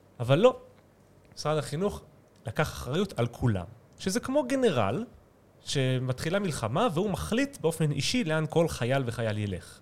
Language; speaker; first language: Hebrew; native; Hebrew